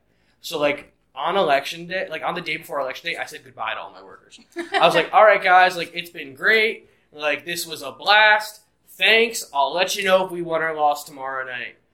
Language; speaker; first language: English; native; English